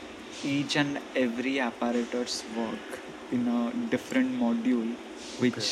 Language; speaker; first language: English; non-native, local second language; Odia